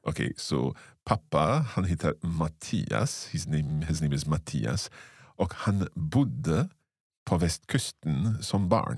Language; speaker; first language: Swedish; non-native, learner; English